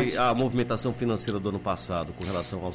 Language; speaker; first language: Portuguese; native; Portuguese